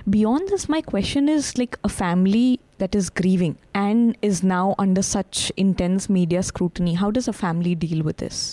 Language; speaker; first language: English; non-native, local second language; Hindi